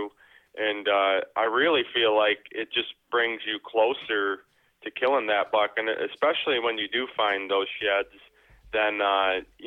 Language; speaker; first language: English; native; English